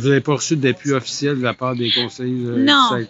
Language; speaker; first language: French; native; French